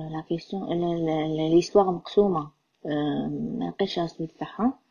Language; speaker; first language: French; non-native, local second language; Arabic